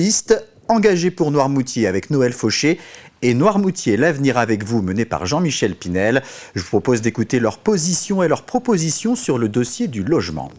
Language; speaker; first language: French; native; French